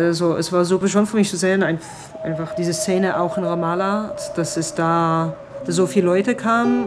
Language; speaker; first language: German; non-native, fluent; Hebrew